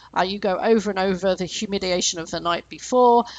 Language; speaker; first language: English; native; English